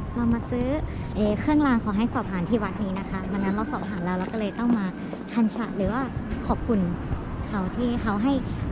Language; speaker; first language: Thai; native; Thai